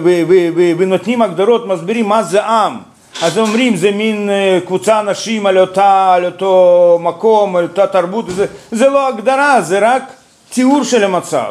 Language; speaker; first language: Hebrew; non-native, fluent; Russian